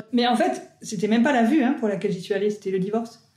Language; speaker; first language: French; native; French